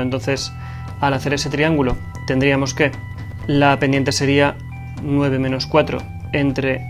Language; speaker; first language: Spanish; native; Spanish